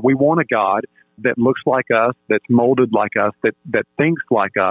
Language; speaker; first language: English; native; English